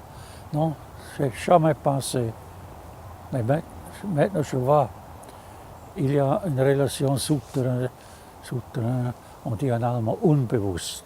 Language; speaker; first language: French; non-native, fluent; German